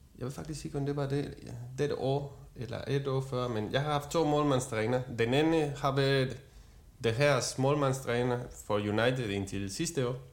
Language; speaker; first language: Danish; non-native, fluent; Spanish